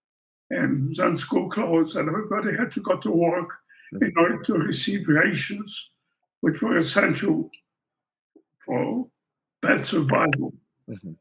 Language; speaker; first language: English; non-native, fluent; Polish